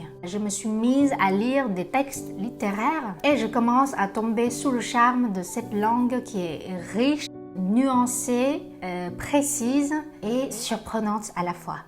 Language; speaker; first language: French; non-native, fluent; Vietnamese